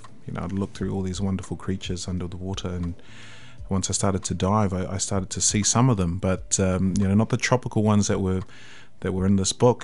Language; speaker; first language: English; native; English